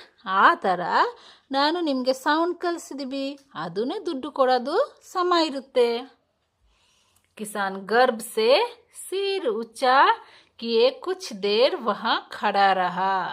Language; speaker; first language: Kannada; non-native, local second language; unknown